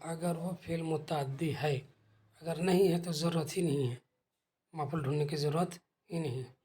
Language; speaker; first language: Urdu; native; Urdu